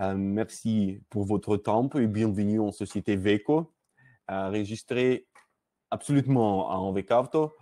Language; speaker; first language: French; non-native, learner; Russian